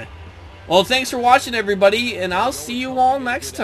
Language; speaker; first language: English; native; English